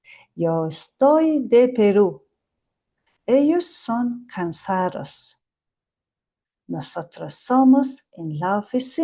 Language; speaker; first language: Spanish; non-native, fluent; Mongolian